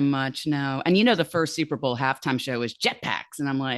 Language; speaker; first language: English; native; English